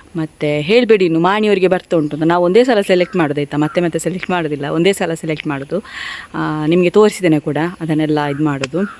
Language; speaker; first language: Kannada; non-native, local second language; Tulu